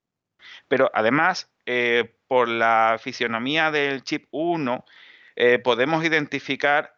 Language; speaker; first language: Spanish; native; Spanish